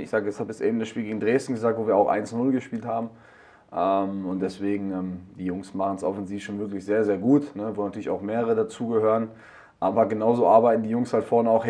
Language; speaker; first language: German; native; German